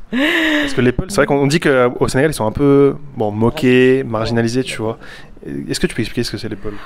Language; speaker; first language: French; native; French